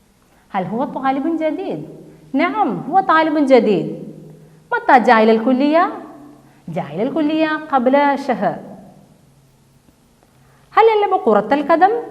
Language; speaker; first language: Arabic; non-native, fluent; Malayalam